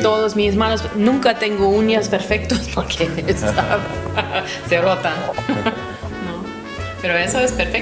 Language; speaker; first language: Spanish; non-native, learner; Italian